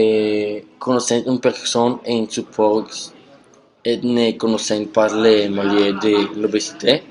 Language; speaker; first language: French; non-native, learner; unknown